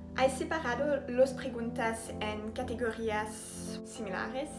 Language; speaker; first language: Spanish; non-native, learner; French